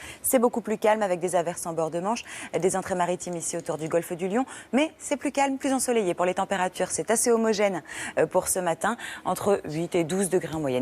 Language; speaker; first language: French; native; French